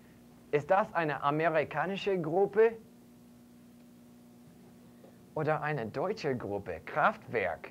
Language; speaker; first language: German; non-native, fluent; English